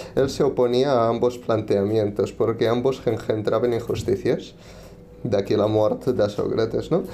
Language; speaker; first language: Spanish; non-native, local second language; Catalan